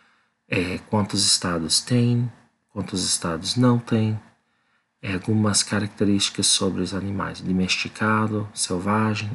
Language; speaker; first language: Portuguese; non-native, learner; English